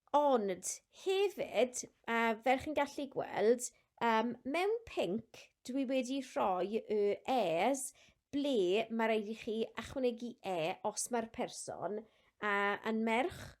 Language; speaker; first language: Welsh; non-native, local second language; English